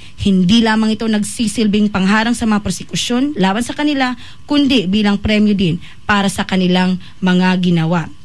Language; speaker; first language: Filipino; native; Filipino